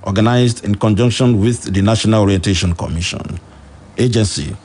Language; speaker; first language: English; non-native, local second language; Yoruba